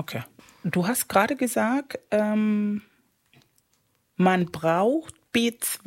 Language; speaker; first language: German; non-native, fluent; Spanish